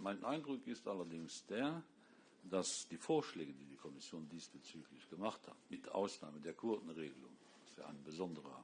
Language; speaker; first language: German; non-native, fluent; Luxembourgish